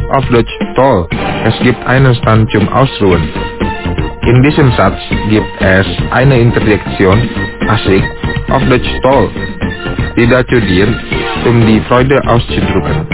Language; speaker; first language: German; non-native, fluent; Indonesian